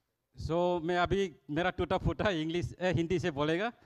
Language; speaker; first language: Hindi; non-native, local second language; Kok Borok